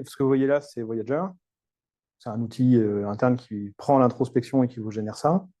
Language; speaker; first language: French; native; French